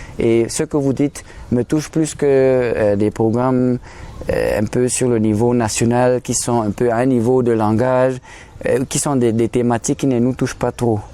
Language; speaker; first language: French; non-native, local second language; German